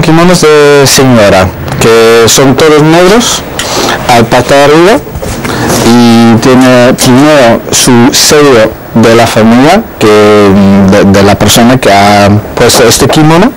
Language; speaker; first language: Spanish; non-native, fluent; Dutch